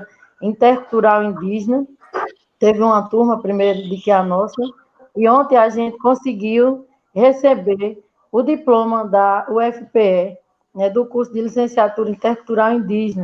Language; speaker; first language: Portuguese; native; Portuguese